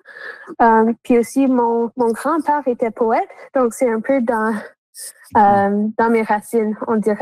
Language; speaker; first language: French; non-native, local second language; English